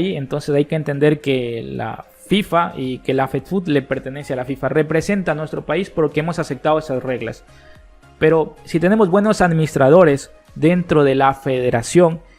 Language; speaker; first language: Spanish; native; Spanish